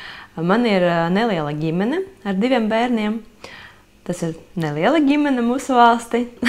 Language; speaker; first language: Latvian; non-native, local second language; Russian